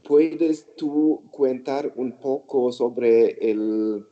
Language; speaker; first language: Spanish; non-native, learner; German